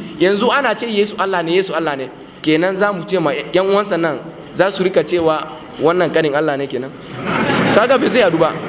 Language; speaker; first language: Hausa; non-native, local second language; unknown